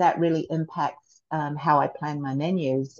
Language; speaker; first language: English; native; English